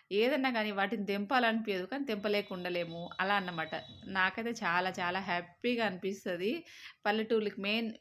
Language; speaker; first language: Telugu; native; Telugu